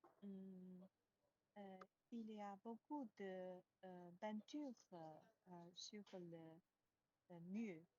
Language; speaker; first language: French; non-native, learner; Chinese